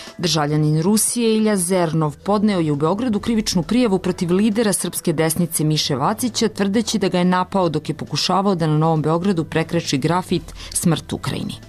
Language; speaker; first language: Serbian; native; Serbian